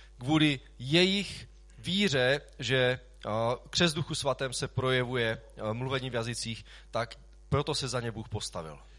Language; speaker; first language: Czech; native; Czech